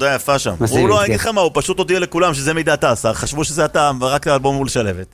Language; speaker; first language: Hebrew; native; Hebrew